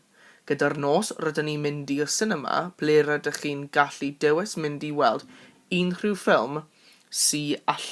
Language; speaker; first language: Welsh; non-native, local second language; English